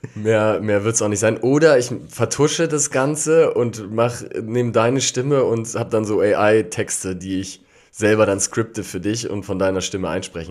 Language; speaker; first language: German; native; German